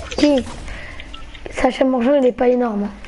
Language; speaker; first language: French; native; French